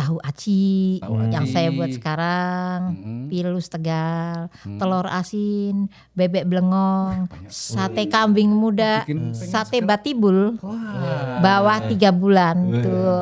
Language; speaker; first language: Indonesian; native; Indonesian